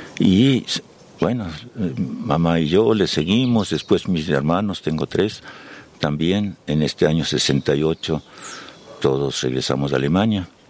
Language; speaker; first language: Spanish; early bilingual, other home language; German